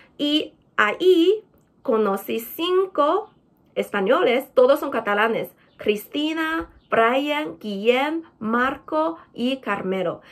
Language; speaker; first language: Spanish; non-native, fluent; Chinese